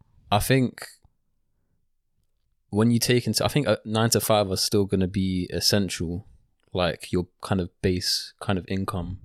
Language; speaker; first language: English; early bilingual, other home language; Spanish